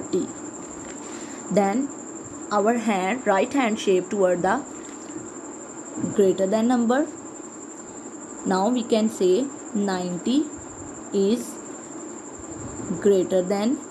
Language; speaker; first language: English; non-native, local second language; Urdu